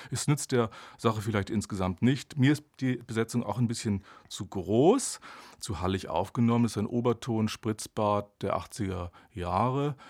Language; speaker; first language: German; native; German